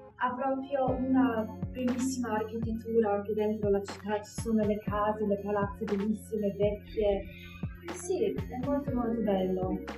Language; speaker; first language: Italian; early bilingual, heritage; German